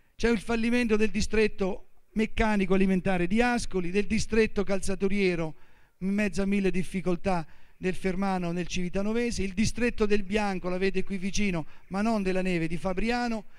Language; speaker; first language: Italian; native; Italian